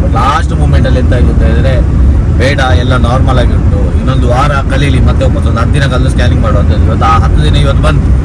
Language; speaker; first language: Kannada; non-native, local second language; Tulu